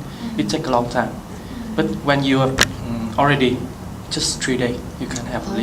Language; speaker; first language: English; non-native, learner; Vietnamese